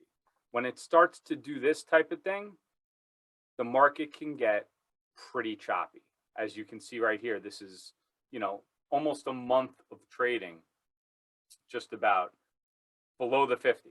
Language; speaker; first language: English; native; English